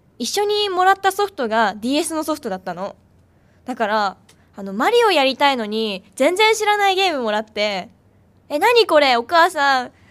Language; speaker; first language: Japanese; native; Japanese